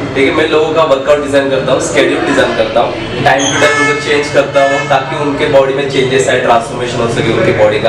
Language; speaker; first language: Hindi; native; Hindi